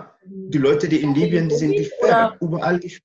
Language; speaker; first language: German; non-native, learner; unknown